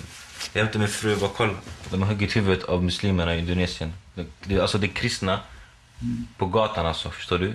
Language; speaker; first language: Swedish; non-native, local second language; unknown